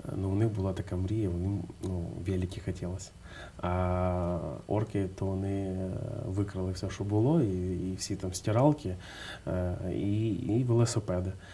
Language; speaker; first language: Ukrainian; native; Ukrainian